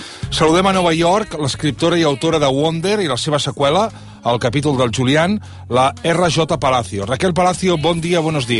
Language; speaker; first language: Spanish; non-native, local second language; Catalan